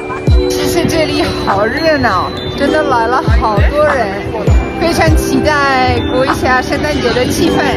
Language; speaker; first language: Chinese; non-native, fluent; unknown